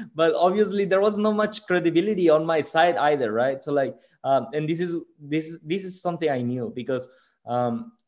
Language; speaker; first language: English; non-native, fluent; Spanish